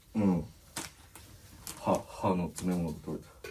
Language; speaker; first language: Japanese; native; Japanese